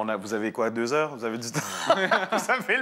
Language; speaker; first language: French; native; French